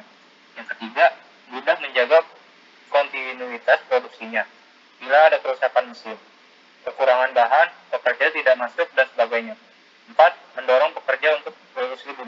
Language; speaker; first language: Indonesian; native; Indonesian